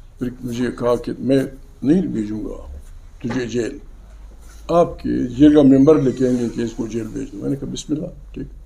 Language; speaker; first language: Urdu; non-native, local second language; Pashto